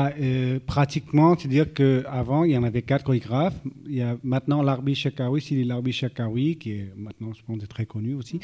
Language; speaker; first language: French; non-native, fluent; Vietnamese